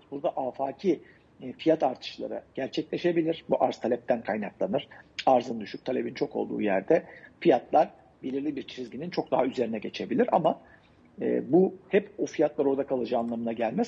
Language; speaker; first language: Turkish; native; Turkish